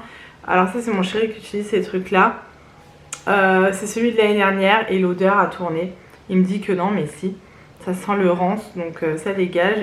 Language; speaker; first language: French; native; French